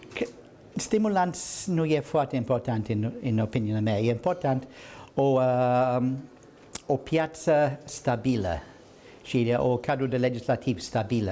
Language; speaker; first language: Romanian; non-native, learner; English